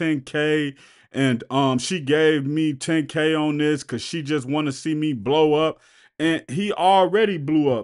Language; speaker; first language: English; native; English